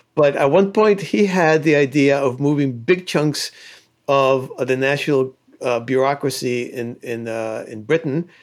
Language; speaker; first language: English; early bilingual, other home language; Spanish